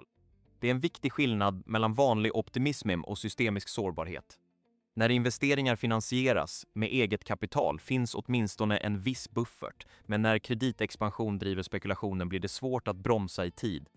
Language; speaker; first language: Swedish; native; Swedish